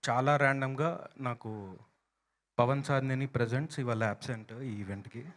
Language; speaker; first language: Telugu; native; Telugu